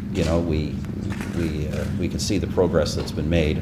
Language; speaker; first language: English; native; English